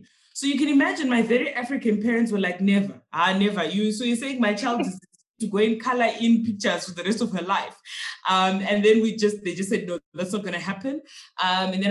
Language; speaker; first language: English; non-native, local second language; Shona